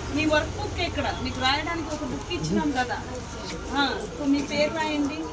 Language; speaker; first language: Telugu; non-native, local second language; Tamil